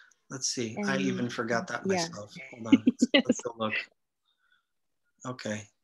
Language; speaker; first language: English; native; English